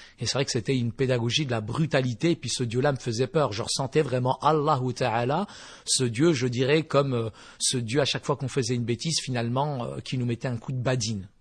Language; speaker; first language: French; early bilingual, other home language; Berber languages